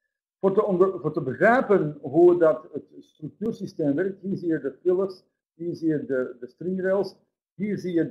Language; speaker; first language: Dutch; native; Dutch